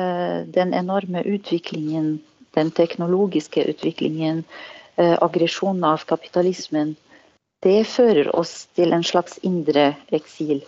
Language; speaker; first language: Norwegian; non-native, fluent; Arabic